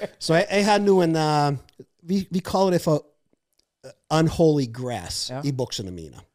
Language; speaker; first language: Norwegian; non-native, fluent; English